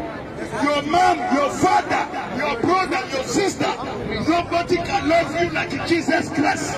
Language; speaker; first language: English; non-native, learner; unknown